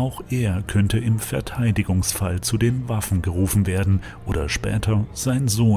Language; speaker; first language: German; native; German